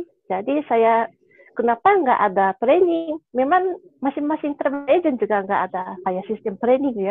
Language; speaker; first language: Indonesian; non-native, fluent; Japanese